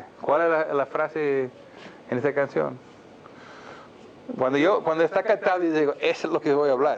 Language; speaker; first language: Spanish; non-native, fluent; English